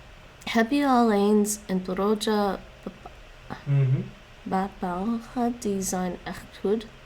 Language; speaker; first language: Dutch; non-native, learner; English